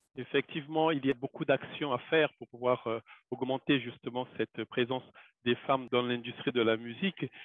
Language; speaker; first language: French; non-native, local second language; Wolof